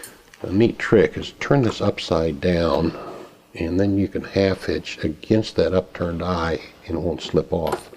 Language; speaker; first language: English; native; English